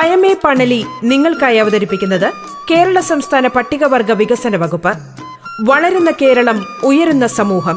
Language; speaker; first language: Malayalam; native; Malayalam